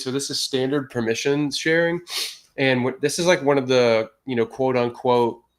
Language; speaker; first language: English; native; English